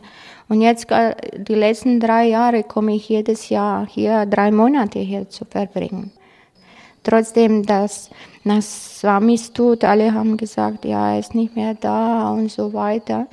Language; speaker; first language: German; non-native, fluent; Croatian